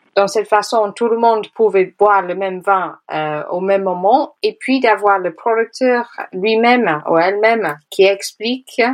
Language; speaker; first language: French; non-native, fluent; English